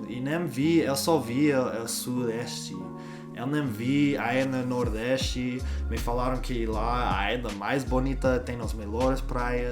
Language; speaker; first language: Portuguese; non-native, learner; English